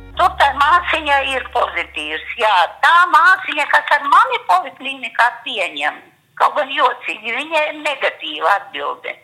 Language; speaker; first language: Latvian; non-native, local second language; Russian